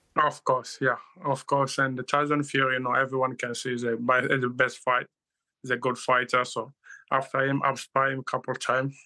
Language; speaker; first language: English; non-native, learner; Luba-Lulua